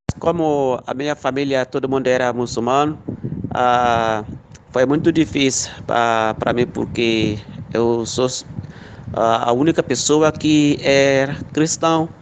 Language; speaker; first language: Portuguese; non-native, local second language; Fula